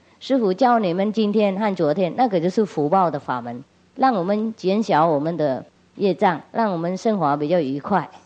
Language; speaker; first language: Chinese; non-native, fluent; Vietnamese